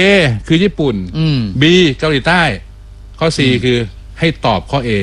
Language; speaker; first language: Thai; native; Thai